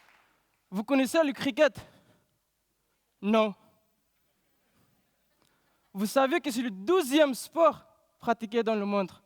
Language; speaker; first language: French; non-native, learner; Pashto